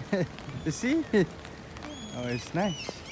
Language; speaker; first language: English; non-native, learner; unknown